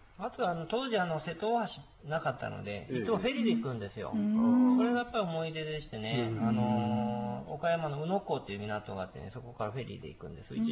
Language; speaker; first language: Japanese; native; Japanese